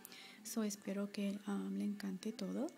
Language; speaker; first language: Spanish; early bilingual, heritage; Spanish